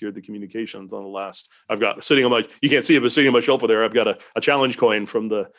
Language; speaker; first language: English; native; English